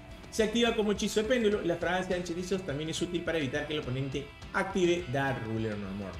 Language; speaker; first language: Spanish; native; Spanish